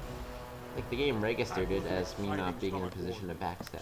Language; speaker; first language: English; native; English